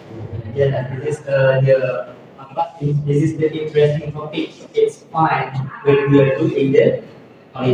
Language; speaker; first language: English; non-native, learner; Indonesian